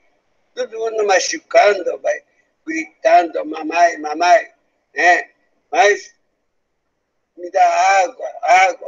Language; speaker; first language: Portuguese; non-native, learner; Japanese